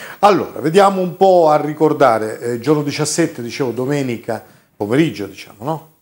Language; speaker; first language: Italian; native; Italian